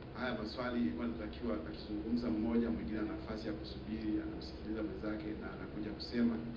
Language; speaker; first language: Swahili; native; Swahili